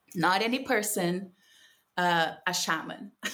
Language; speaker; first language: English; non-native, fluent; Portuguese